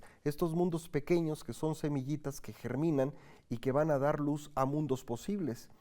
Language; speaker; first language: Spanish; native; Spanish